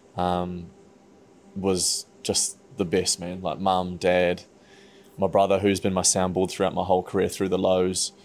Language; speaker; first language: English; native; English